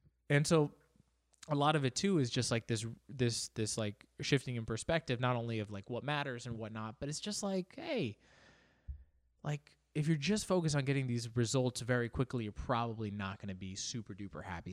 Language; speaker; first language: English; native; English